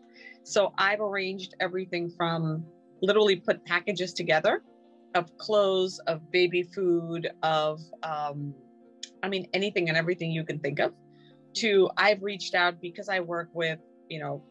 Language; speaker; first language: English; non-native, fluent; Ukrainian